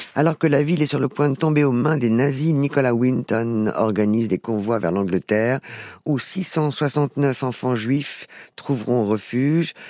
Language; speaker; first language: French; native; French